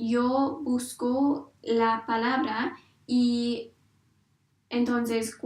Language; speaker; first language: Spanish; non-native, learner; English